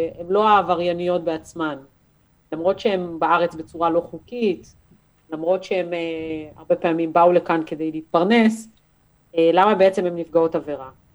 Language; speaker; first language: Hebrew; early bilingual, other home language; Russian